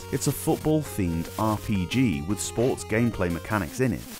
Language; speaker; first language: English; native; English